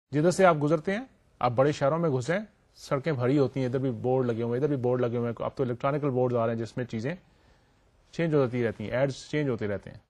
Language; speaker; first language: Urdu; native; Urdu